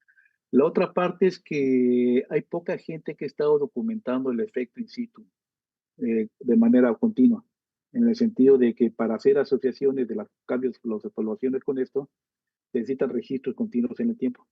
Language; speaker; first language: Spanish; native; Spanish